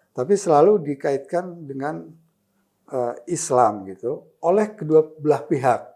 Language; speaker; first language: Indonesian; native; Indonesian